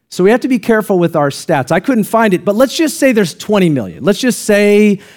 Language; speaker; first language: English; native; English